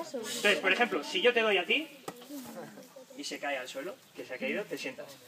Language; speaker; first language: Spanish; native; Spanish